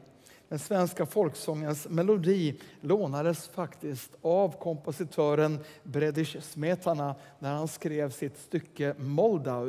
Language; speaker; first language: Swedish; native; Swedish